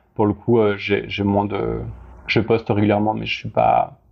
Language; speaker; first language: French; native; French